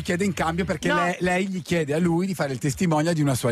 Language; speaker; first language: Italian; native; Italian